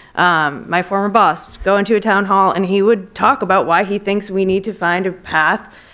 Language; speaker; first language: English; native; English